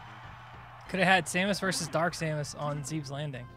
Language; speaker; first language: English; native; English